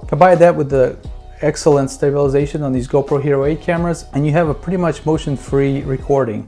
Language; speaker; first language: English; native; English